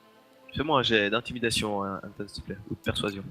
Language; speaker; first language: French; native; French